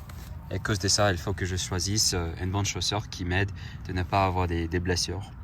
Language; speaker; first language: French; non-native, fluent; English